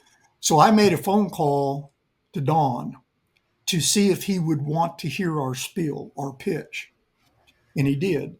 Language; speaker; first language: English; native; English